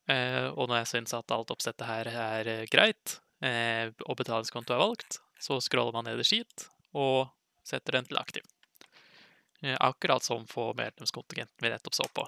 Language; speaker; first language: Norwegian; native; Norwegian